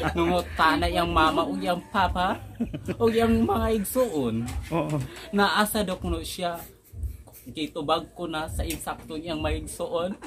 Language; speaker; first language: Filipino; non-native, fluent; Cebuano